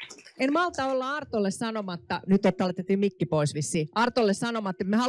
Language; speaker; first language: Finnish; native; Finnish